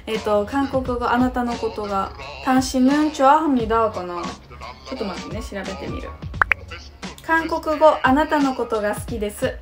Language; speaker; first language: Japanese; native; Japanese